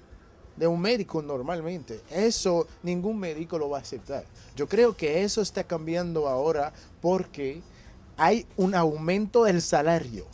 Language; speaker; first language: Spanish; non-native, fluent; Haitian Creole